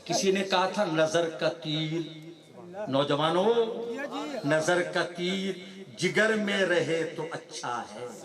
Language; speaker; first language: Urdu; non-native, local second language; Saraiki